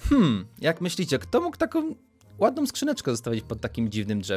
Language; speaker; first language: Polish; native; Polish